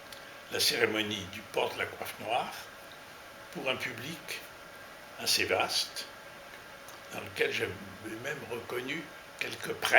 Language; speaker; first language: French; native; French